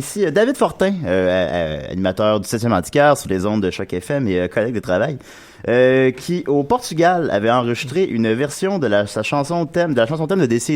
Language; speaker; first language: French; native; French